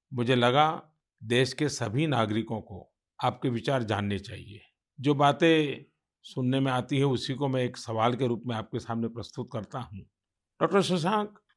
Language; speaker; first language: Hindi; non-native, local second language; Gujarati